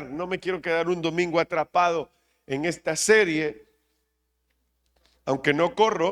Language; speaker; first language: Spanish; native; Spanish